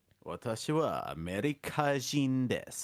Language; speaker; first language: Japanese; non-native, learner; English